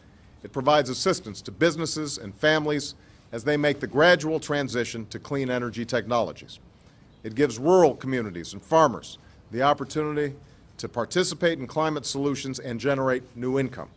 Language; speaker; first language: English; native; English